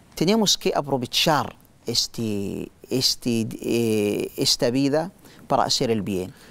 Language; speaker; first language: Spanish; non-native, learner; Arabic